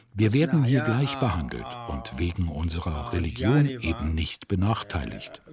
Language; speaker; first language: German; non-native, fluent; Kurdish